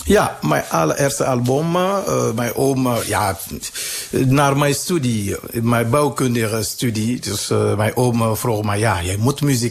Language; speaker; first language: Dutch; non-native, learner; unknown